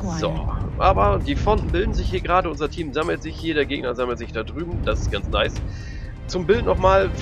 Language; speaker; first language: German; native; German